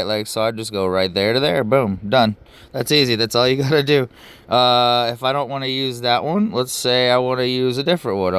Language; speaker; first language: English; native; English